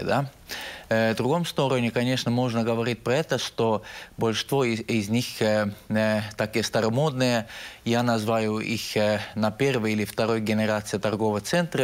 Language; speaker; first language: Russian; non-native, local second language; Estonian